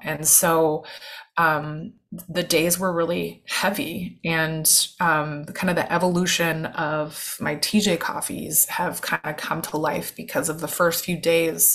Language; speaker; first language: English; native; English